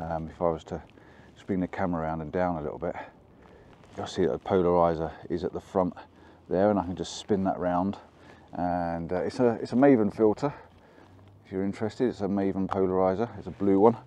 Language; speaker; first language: English; native; English